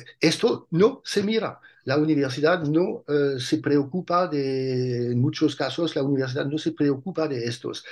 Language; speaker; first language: Spanish; non-native, fluent; French